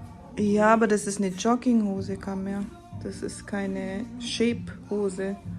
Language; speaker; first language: German; non-native, fluent; Filipino